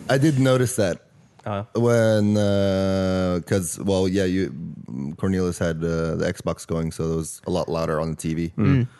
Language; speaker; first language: English; non-native, fluent; Norwegian